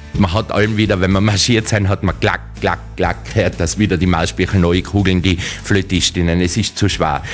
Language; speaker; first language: German; native; German